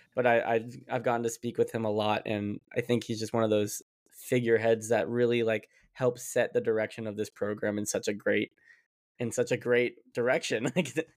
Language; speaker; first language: English; native; English